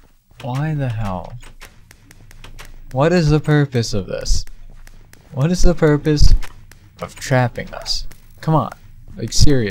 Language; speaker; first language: English; native; English